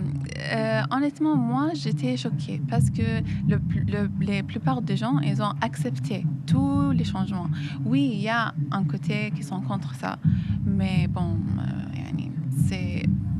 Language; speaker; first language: French; non-native, fluent; Arabic